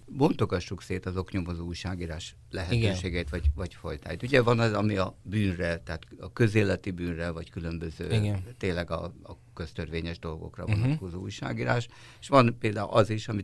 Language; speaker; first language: Hungarian; native; Hungarian